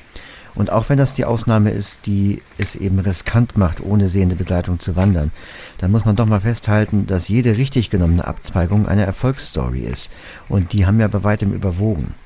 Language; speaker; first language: German; native; German